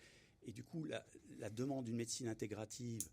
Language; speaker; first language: French; native; French